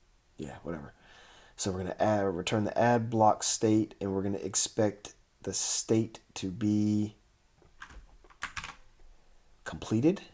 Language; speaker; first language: English; native; English